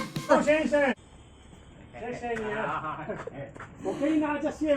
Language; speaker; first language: Chinese; non-native, fluent; Italian